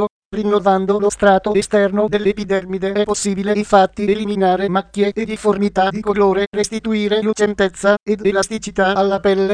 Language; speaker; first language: Italian; native; Italian